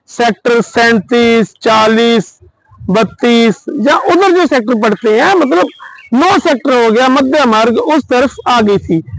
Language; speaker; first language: Hindi; non-native, local second language; Punjabi